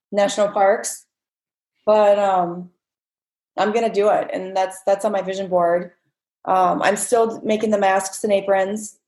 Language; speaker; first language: English; native; English